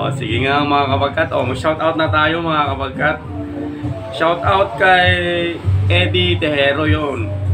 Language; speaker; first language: Filipino; non-native, local second language; Iloko